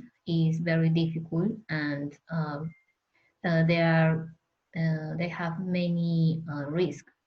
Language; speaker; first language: English; non-native, learner; Spanish